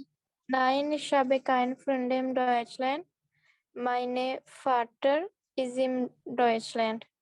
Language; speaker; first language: German; non-native, learner; Punjabi